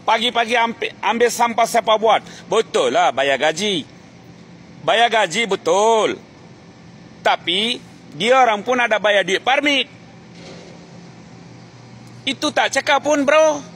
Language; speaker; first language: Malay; non-native, fluent; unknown